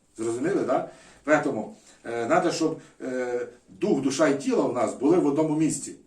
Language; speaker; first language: Ukrainian; non-native, local second language; Russian